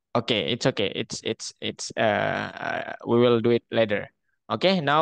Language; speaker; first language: English; non-native, fluent; Indonesian